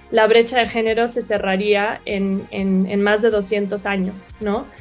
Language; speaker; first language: Spanish; early bilingual, other home language; Portuguese